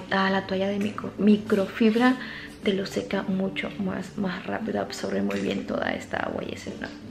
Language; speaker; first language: Spanish; native; Spanish